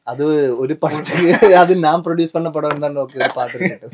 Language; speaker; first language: Tamil; non-native, learner; Malayalam